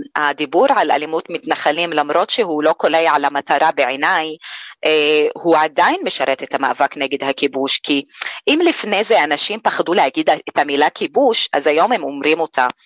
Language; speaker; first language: Hebrew; non-native, local second language; Arabic